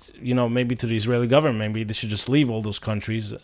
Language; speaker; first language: English; non-native, fluent; Russian